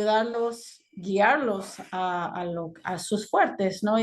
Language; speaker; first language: Spanish; non-native, fluent; English